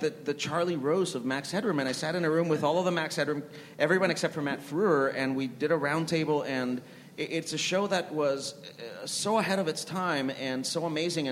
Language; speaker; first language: English; non-native, fluent; Spanish